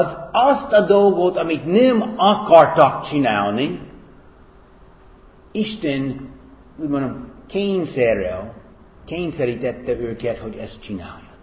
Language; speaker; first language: Hungarian; non-native, fluent; English